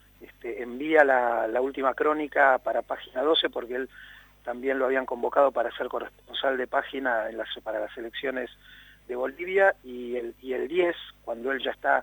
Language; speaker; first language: Spanish; native; Spanish